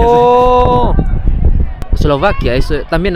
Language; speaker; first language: Spanish; non-native, fluent; Indonesian